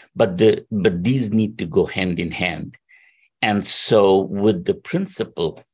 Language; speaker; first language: English; non-native, local second language; Bangla